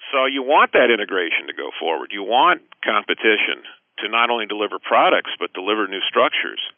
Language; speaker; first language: English; native; English